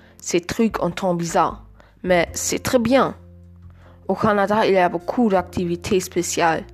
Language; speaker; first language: French; non-native, learner; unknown